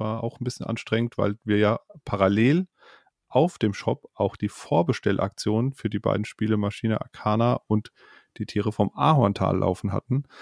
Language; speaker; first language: German; native; German